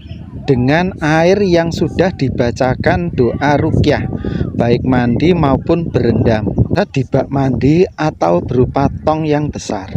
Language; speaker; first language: Indonesian; native; Indonesian